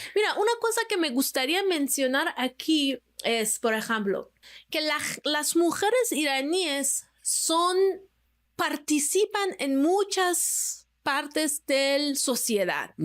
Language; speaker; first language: Spanish; non-native, fluent; Persian